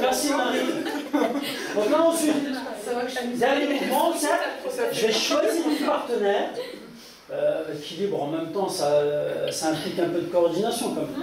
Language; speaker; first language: French; native; French